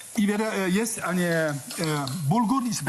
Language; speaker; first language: German; non-native, fluent; Kurdish